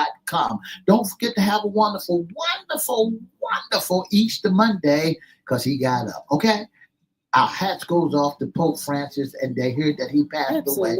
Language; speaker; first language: English; native; English